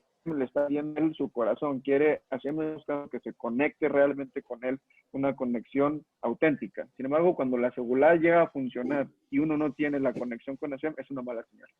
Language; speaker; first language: Spanish; native; Spanish